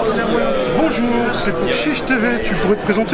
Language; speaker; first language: French; native; French